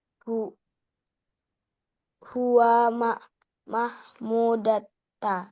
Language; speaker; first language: Arabic; non-native, learner; Indonesian